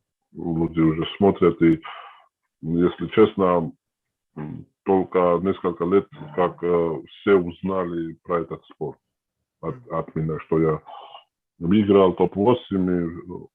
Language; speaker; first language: Russian; non-native, fluent; Georgian